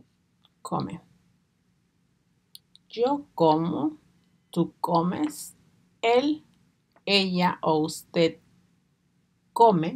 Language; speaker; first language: Spanish; non-native, learner; English